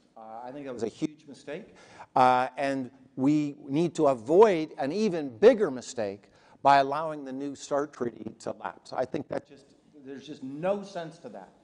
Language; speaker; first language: English; native; English